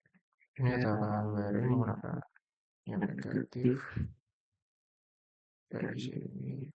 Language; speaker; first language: Indonesian; native; Indonesian